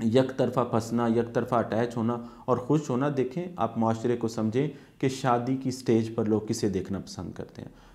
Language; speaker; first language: Urdu; native; Urdu